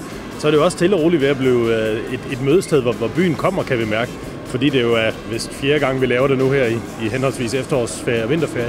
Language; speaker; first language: Danish; native; Danish